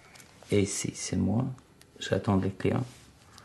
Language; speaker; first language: French; non-native, learner; Albanian